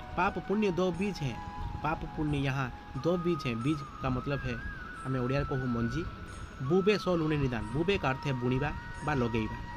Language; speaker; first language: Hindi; non-native, local second language; Odia